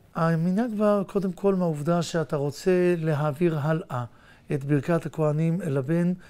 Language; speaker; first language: Hebrew; native; Hebrew